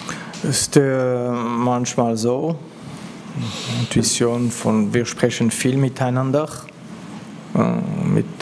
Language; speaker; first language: German; non-native, learner; French